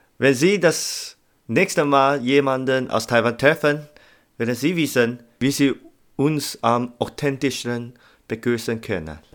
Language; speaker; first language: German; non-native, learner; Chinese